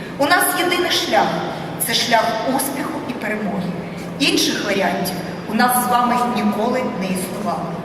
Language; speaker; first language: Ukrainian; non-native, local second language; Russian